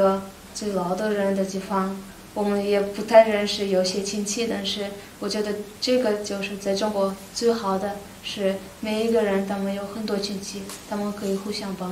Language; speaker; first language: Chinese; non-native, fluent; Russian